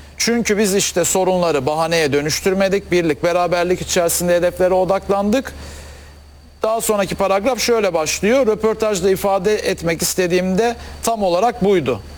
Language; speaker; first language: Turkish; native; Turkish